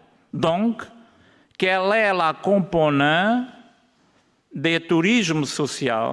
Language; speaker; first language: French; non-native, learner; Portuguese